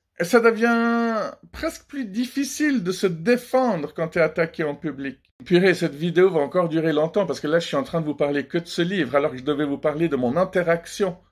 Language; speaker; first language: French; early bilingual, other home language; Persian